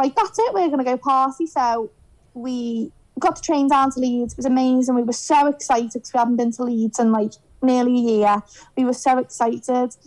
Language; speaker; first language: English; native; English